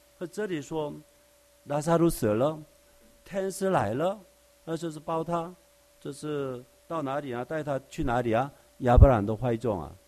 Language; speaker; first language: Chinese; non-native, fluent; Korean